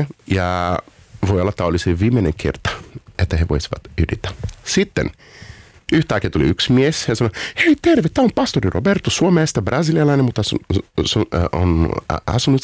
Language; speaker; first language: Finnish; non-native, fluent; Portuguese